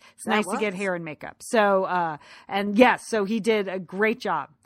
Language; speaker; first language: English; native; English